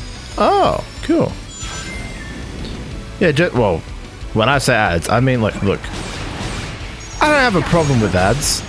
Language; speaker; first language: English; native; English